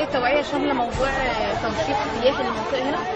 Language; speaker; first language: Arabic; native; Arabic